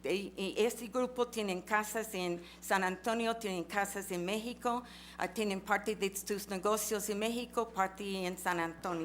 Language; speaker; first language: Spanish; non-native, fluent; English